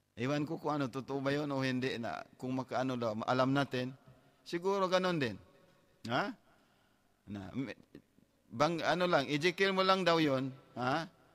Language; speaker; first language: Filipino; non-native, local second language; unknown